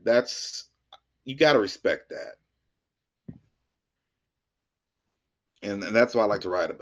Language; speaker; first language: English; native; English